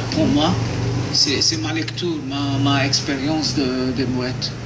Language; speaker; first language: French; non-native, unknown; Maltese